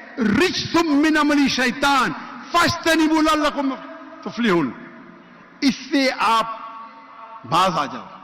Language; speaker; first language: Urdu; non-native, local second language; Konkani